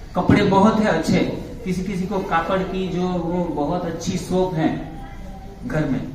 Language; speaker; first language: Hindi; non-native, local second language; Gujarati